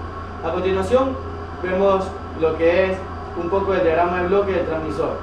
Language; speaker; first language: Spanish; native; Spanish